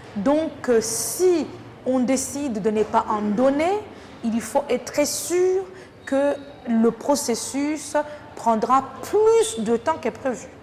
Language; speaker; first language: French; non-native, local second language; Kinyarwanda